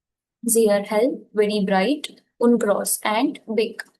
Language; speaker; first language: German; non-native, fluent; Hindi